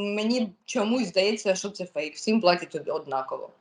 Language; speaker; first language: Ukrainian; non-native, local second language; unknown